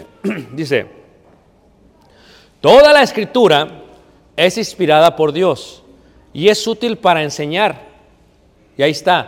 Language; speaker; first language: Spanish; native; Spanish